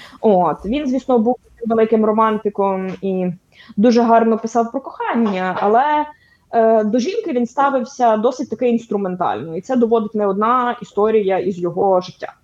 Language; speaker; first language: Ukrainian; native; Ukrainian